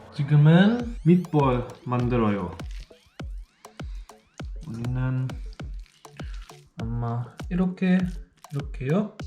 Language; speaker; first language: Korean; non-native, learner; German